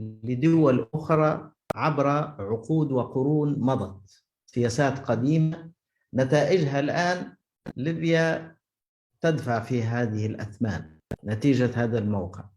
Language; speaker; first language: Arabic; native; Arabic